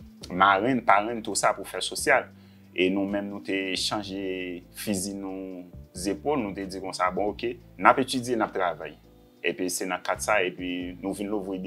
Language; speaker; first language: French; non-native, local second language; Haitian Creole